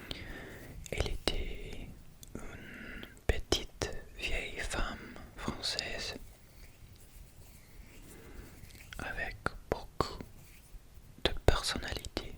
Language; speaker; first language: French; non-native, fluent; English